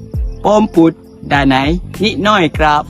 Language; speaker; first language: Thai; non-native, learner; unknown